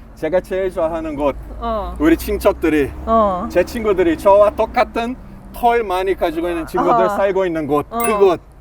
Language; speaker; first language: Korean; non-native, fluent; Portuguese